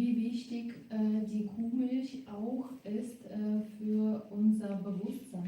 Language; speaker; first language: German; non-native, fluent; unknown